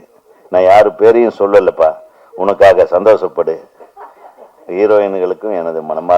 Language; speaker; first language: Tamil; native; Tamil